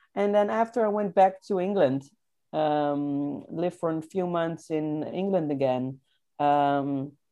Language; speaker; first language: English; non-native, fluent; Dutch